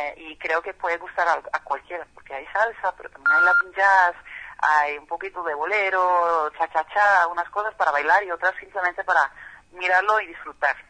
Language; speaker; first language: Spanish; non-native, fluent; Dutch